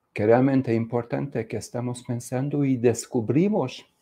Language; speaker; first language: Spanish; non-native, fluent; Hungarian